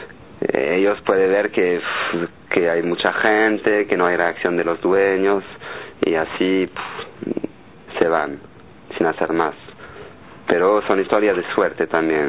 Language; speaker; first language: Spanish; non-native, fluent; French